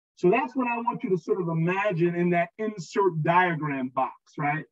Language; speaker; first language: English; native; English